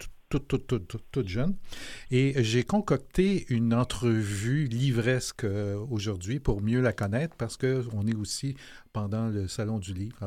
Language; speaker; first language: French; native; French